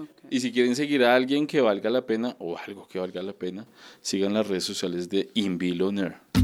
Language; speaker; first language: Spanish; native; Spanish